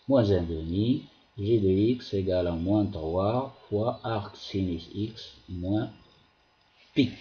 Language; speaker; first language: French; non-native, local second language; Arabic